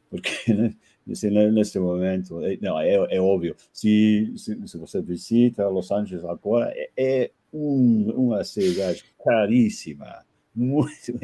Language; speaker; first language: Portuguese; non-native, fluent; English